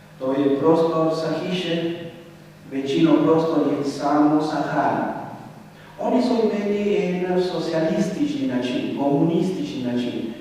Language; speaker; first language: Slovenian; non-native, fluent; Spanish